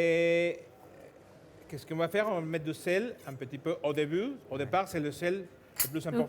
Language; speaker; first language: French; non-native, fluent; Spanish